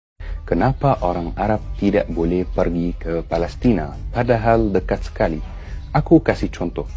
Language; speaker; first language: Indonesian; non-native, fluent; Arabic